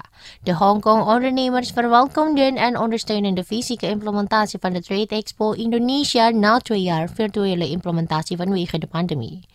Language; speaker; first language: Dutch; non-native, fluent; Indonesian